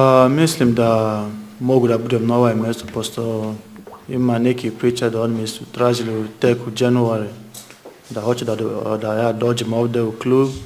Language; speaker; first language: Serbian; non-native, learner; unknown